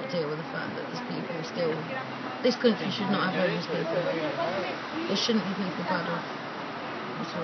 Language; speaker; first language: English; native; English